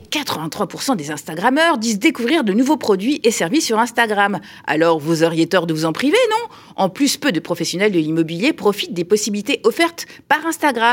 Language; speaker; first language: French; native; French